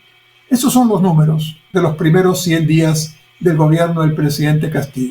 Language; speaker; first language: Spanish; native; Spanish